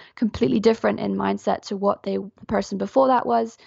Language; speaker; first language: English; non-native, fluent; French